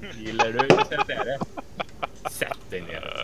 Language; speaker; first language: Swedish; native; Swedish